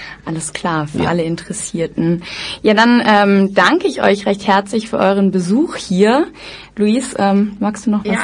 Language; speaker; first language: German; native; German